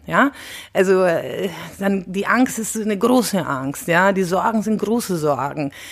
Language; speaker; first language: German; non-native, fluent; Italian